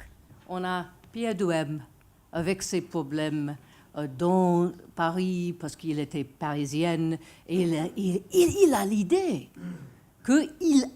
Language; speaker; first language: French; non-native, fluent; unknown